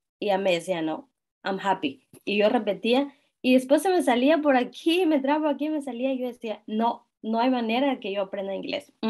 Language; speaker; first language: Spanish; non-native, local second language; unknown